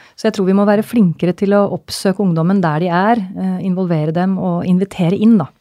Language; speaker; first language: Norwegian; native; Norwegian